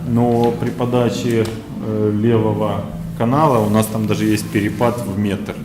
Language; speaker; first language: Russian; non-native, local second language; Ukrainian